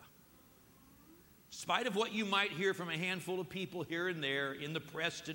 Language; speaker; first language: English; native; English